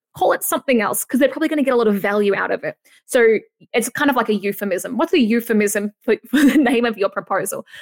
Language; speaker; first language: English; native; English